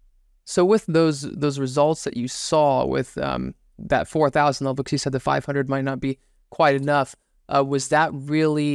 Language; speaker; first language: English; native; English